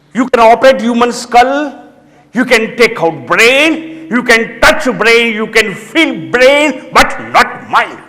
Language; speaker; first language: English; non-native, local second language; Gujarati